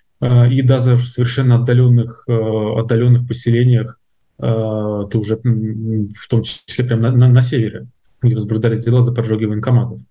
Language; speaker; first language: Russian; native; Russian